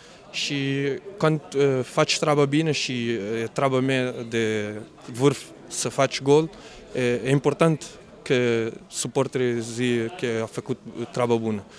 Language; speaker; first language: Romanian; non-native, learner; Portuguese